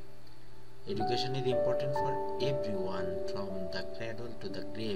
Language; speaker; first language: English; non-native, local second language; Bangla